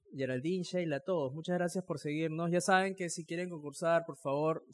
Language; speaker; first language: Spanish; native; Spanish